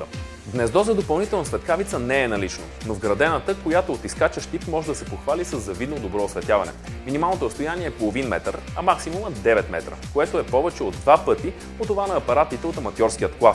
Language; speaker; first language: Bulgarian; native; Bulgarian